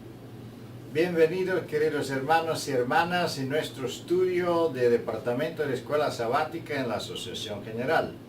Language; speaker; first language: Spanish; non-native, fluent; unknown